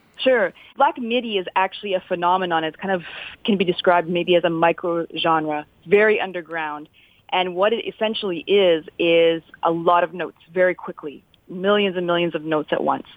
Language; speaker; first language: English; non-native, local second language; French